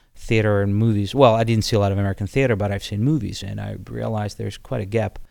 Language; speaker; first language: English; non-native, fluent; Ukrainian